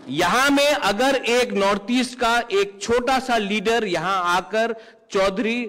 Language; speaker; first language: Hindi; non-native, local second language; Kok Borok